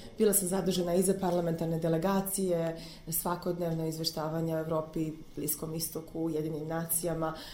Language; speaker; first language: Serbian; native; Serbian